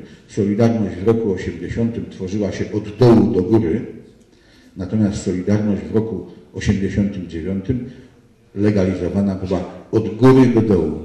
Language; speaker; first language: Polish; native; Polish